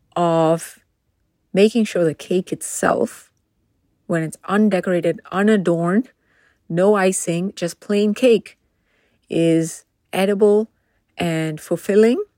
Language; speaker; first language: English; non-native, local second language; Tamil